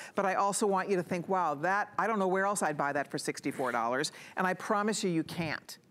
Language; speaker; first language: English; native; English